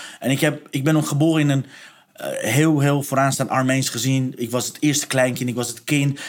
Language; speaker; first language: Dutch; non-native, fluent; Persian